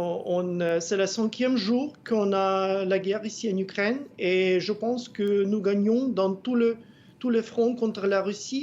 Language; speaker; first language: French; non-native, fluent; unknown